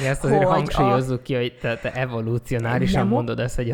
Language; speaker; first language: Hungarian; native; Hungarian